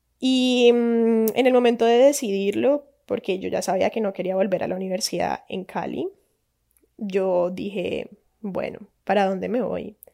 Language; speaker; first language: Spanish; native; Spanish